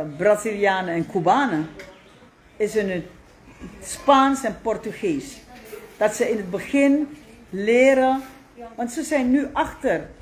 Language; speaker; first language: Dutch; native; Dutch